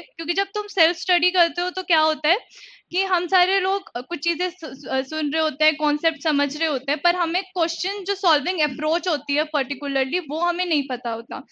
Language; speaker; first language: Hindi; native; Hindi